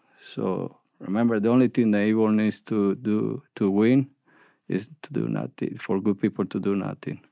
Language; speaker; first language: English; non-native, fluent; Spanish